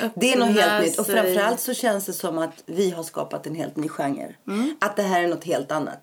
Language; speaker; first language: Swedish; early bilingual, other home language; Greek